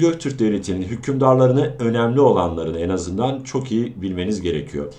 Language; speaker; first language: Turkish; native; Turkish